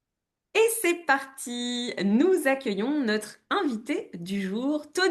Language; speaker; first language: French; native; French